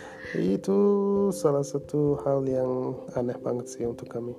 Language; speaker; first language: Indonesian; non-native, fluent; Turkish